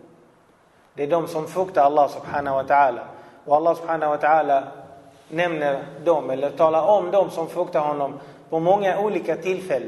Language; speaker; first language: Swedish; non-native, fluent; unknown